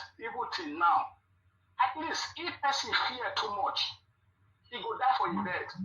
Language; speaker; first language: Nigerian Pidgin; non-native, local second language; Bini